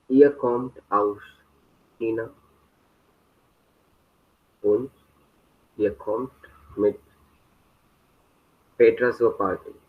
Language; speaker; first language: German; non-native, learner; Hindi